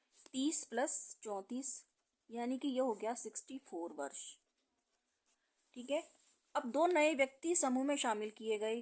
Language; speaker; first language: Hindi; native; Hindi